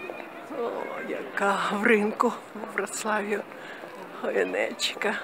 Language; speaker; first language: Polish; non-native, fluent; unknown